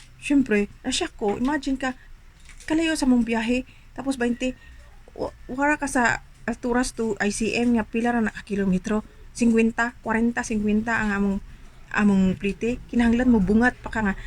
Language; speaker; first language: Cebuano; native; Cebuano